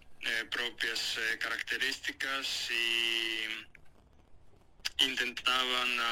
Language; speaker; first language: Spanish; non-native, fluent; Greek